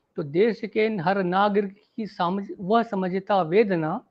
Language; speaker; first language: Hindi; native; Hindi